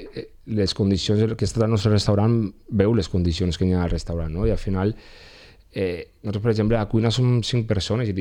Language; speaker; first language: Catalan; native; Catalan